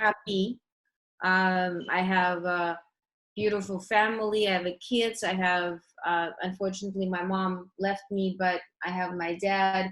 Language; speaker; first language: English; early bilingual, other home language; Russian